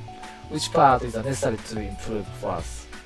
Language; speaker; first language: English; non-native, learner; Japanese